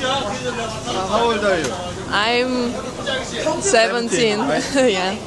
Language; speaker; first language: English; non-native, learner; Russian